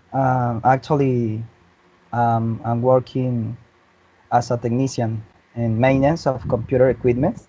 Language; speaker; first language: English; non-native, learner; Spanish